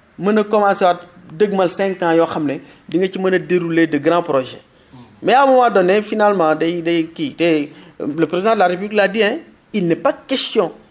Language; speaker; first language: Wolof; native; Wolof